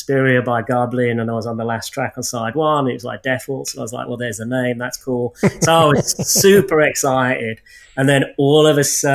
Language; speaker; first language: English; native; English